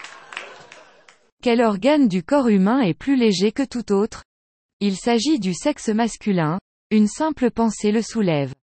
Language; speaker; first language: French; native; French